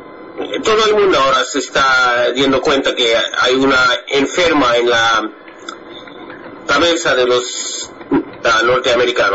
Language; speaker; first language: Spanish; non-native, fluent; English